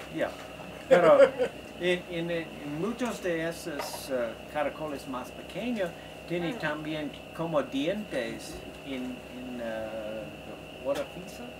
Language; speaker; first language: Spanish; non-native, learner; English